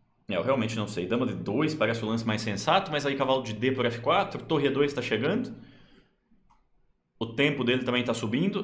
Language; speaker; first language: Portuguese; native; Portuguese